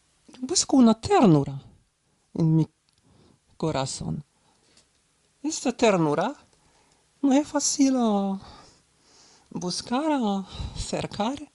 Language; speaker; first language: Spanish; non-native, learner; German